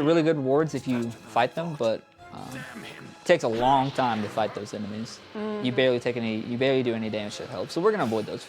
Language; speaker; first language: English; native; English